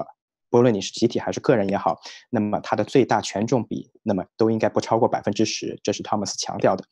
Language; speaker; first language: Chinese; native; Chinese